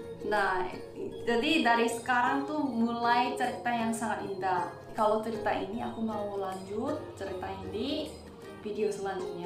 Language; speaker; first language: Indonesian; non-native, fluent; Korean